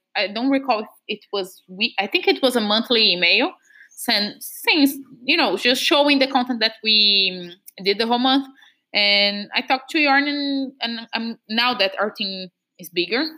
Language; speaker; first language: English; non-native, fluent; Portuguese